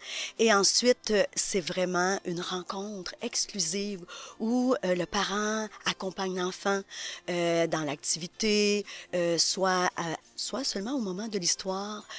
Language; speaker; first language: French; native; French